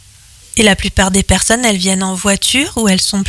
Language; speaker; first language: French; native; French